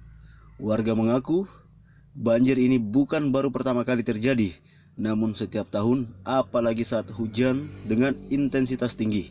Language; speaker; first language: Indonesian; native; Indonesian